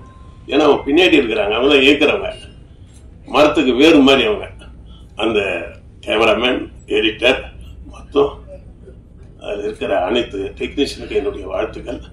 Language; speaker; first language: Tamil; native; Tamil